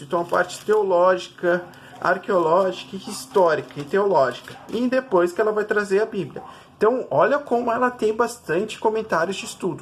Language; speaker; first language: Portuguese; native; Portuguese